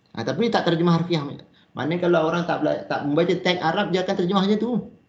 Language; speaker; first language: Malay; native; Malay